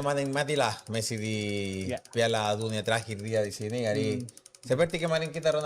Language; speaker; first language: Indonesian; non-native, fluent; Spanish